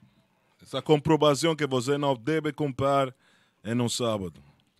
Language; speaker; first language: Portuguese; non-native, fluent; Spanish